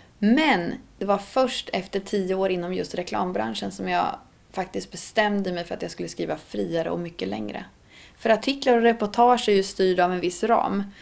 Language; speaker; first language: Swedish; native; Swedish